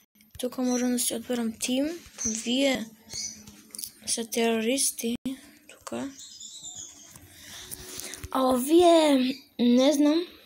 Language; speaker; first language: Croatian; non-native, learner; Macedonian